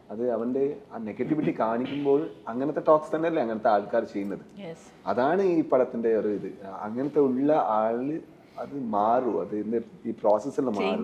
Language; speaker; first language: Malayalam; non-native, learner; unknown